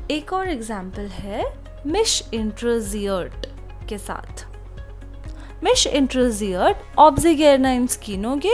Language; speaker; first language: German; non-native, fluent; Hindi